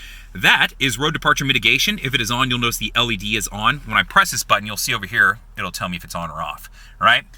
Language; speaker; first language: English; native; English